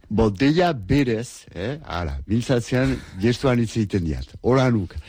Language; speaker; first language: Basque; native; Basque